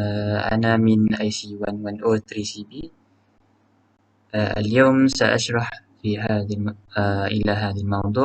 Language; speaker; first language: Arabic; non-native, learner; Malay